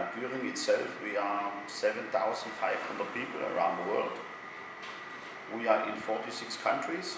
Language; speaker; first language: English; non-native, fluent; German